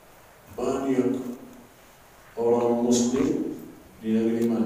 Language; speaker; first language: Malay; non-native, fluent; Arabic